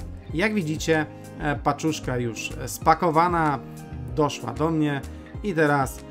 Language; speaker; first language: Polish; native; Polish